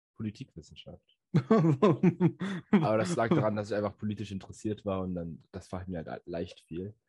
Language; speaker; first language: German; native; German